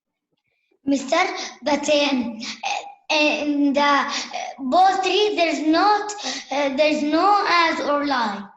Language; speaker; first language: English; non-native, learner; Arabic